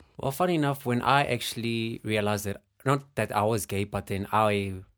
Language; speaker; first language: English; non-native, local second language; Xhosa